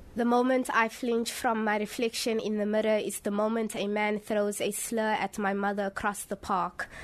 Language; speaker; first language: English; early bilingual, other home language; Somali